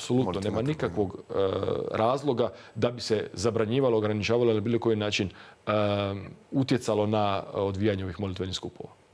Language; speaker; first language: Croatian; native; Croatian